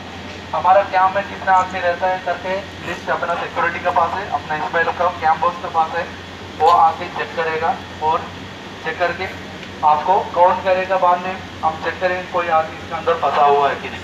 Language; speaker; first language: Hindi; non-native, local second language; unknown